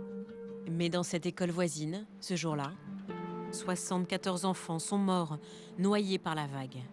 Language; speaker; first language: French; native; French